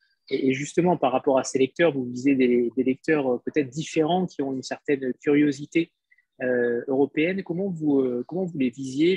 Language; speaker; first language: French; native; French